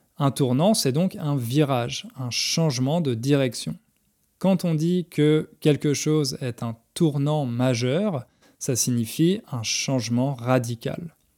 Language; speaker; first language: French; native; French